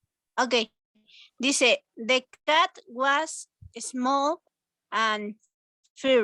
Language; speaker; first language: English; non-native, learner; Spanish